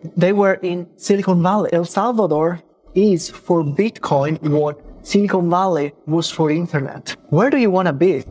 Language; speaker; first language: English; non-native, fluent; Italian